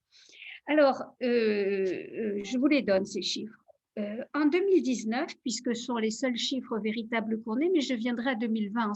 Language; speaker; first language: French; native; French